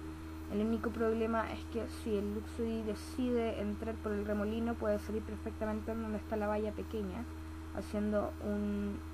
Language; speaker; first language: Spanish; native; Spanish